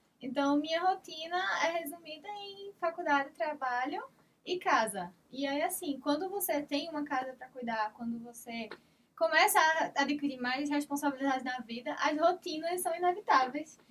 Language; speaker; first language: Portuguese; native; Portuguese